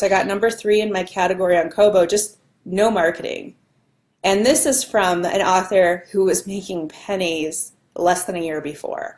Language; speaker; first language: English; native; English